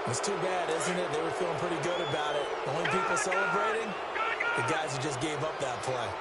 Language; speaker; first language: English; native; English